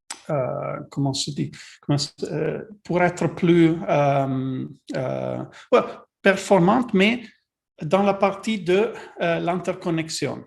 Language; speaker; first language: French; non-native, learner; Italian